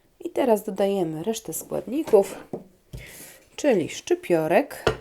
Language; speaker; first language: Polish; native; Polish